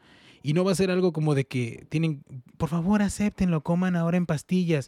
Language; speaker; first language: Spanish; early bilingual, heritage; Spanish